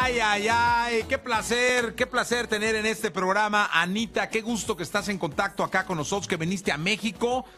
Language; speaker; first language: Spanish; native; Spanish